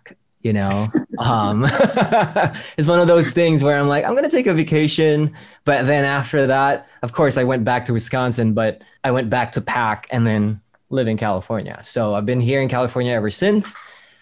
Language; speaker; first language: English; non-native, local second language; Filipino